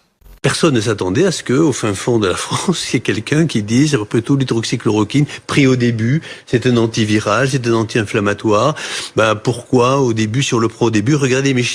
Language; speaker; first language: French; native; French